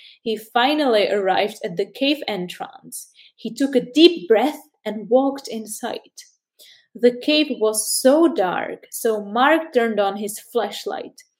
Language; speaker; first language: English; non-native, fluent; Czech